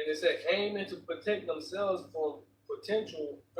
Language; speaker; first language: English; native; English